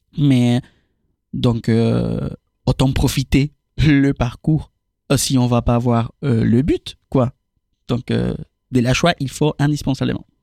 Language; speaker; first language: French; non-native, fluent; Spanish